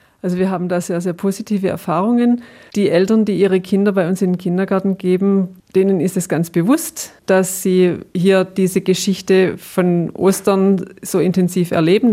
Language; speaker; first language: German; native; German